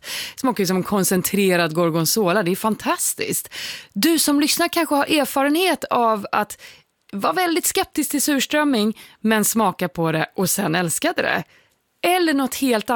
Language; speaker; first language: Swedish; native; Swedish